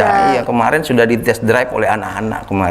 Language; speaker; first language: Indonesian; native; Indonesian